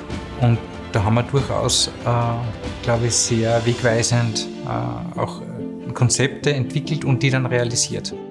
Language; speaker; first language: German; native; German